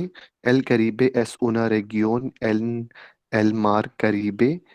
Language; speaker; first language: Spanish; non-native, learner; Hindi